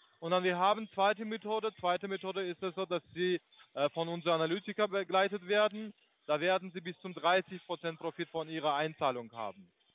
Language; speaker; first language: German; non-native, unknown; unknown